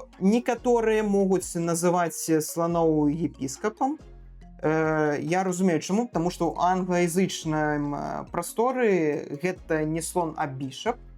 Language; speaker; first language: Belarusian; non-native, local second language; Russian